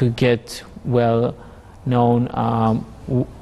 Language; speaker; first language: English; non-native, fluent; Armenian